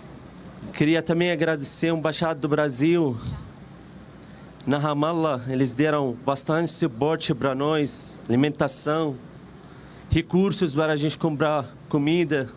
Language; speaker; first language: Portuguese; non-native, fluent; Arabic